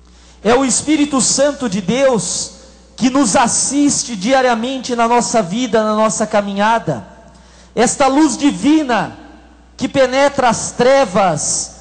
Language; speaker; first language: Portuguese; native; Portuguese